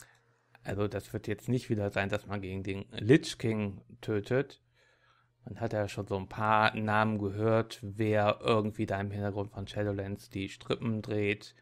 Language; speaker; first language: German; native; German